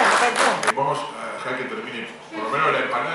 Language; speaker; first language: Spanish; native; Spanish